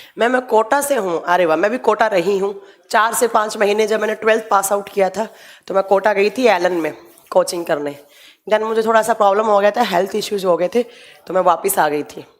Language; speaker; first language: Hindi; native; Hindi